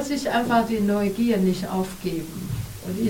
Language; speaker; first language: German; non-native, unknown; Chinese